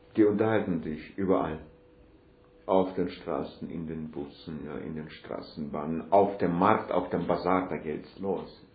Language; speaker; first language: German; non-native, fluent; Russian